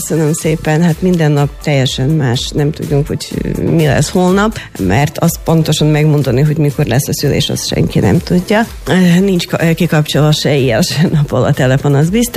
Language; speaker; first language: Hungarian; non-native, fluent; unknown